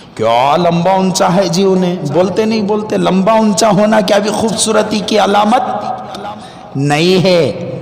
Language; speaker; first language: Urdu; native; Urdu